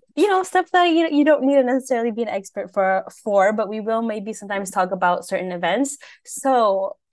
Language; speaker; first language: English; native; English